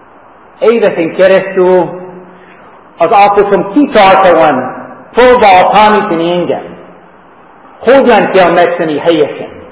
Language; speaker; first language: Hungarian; non-native, fluent; English